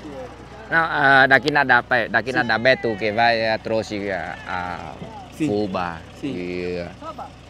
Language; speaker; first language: Portuguese; non-native, learner; Vietnamese